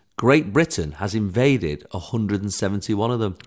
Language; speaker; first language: English; native; English